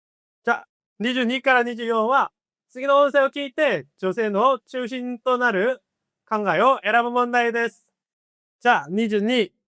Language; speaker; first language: Japanese; non-native, fluent; Korean